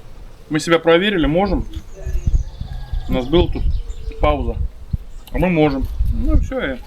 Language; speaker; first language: Russian; native; Russian